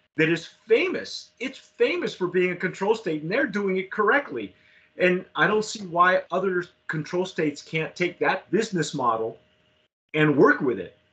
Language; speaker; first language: English; native; English